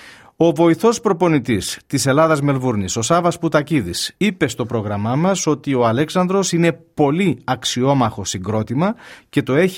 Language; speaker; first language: Greek; native; Greek